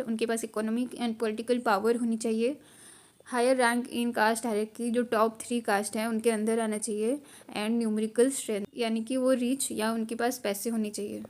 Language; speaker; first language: Hindi; native; Hindi